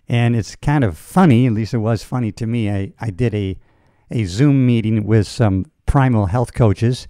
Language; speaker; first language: English; native; English